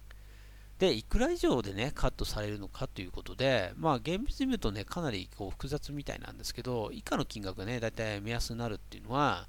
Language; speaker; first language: Japanese; native; Japanese